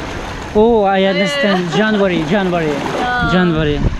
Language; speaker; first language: English; non-native, learner; Russian